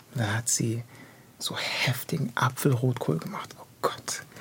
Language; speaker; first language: German; native; German